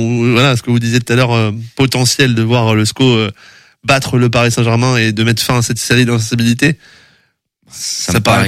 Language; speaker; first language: French; native; French